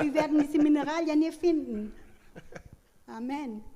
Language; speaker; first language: German; non-native, learner; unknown